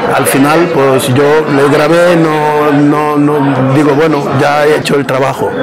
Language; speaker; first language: Spanish; non-native, fluent; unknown